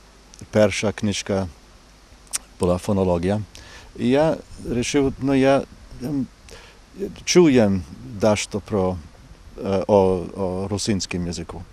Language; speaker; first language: Ukrainian; non-native, fluent; English